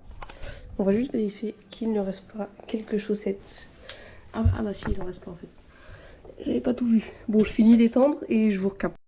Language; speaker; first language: French; native; French